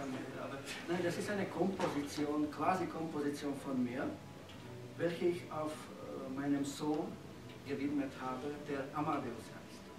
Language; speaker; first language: German; non-native, fluent; Slovak